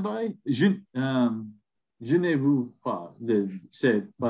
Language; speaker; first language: French; non-native, learner; English